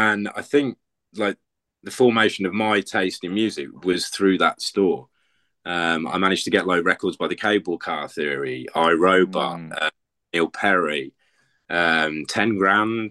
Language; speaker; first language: English; native; English